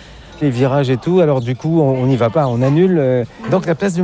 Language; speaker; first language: French; native; French